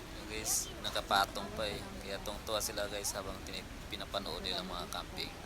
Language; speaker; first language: Filipino; native; Filipino